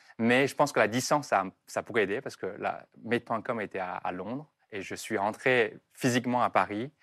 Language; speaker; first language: French; non-native, fluent; Chinese